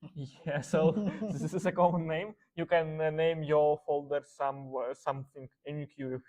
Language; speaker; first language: English; non-native, learner; Russian